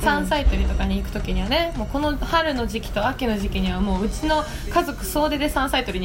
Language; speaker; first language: Japanese; native; Japanese